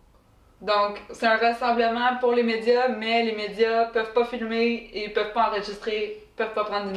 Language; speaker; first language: French; native; French